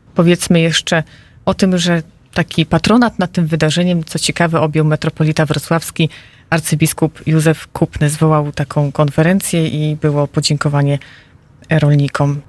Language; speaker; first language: Polish; native; Polish